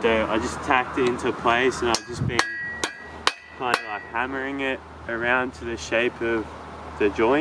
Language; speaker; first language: English; native; English